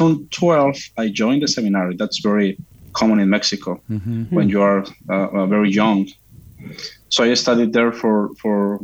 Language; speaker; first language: English; non-native, fluent; Spanish